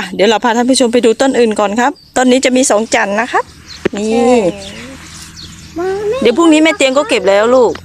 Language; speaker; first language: Thai; native; Thai